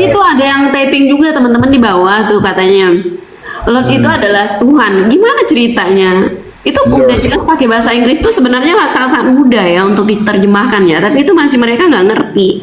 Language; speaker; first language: Indonesian; native; Indonesian